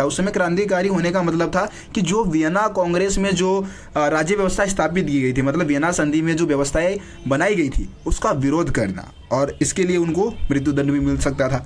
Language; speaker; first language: Hindi; native; Hindi